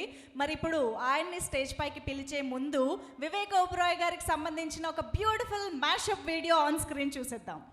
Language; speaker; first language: Telugu; native; Telugu